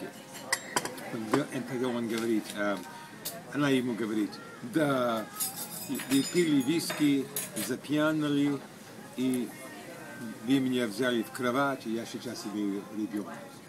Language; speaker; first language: Russian; early bilingual, heritage; Russian